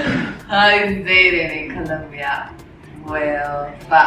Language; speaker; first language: English; non-native, learner; Spanish